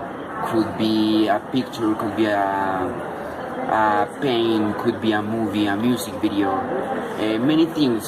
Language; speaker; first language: English; non-native, learner; Spanish